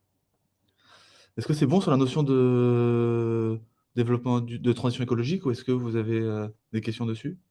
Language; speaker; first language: French; native; French